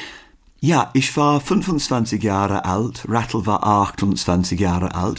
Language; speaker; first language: German; non-native, learner; English